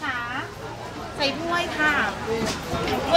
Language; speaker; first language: Thai; native; Thai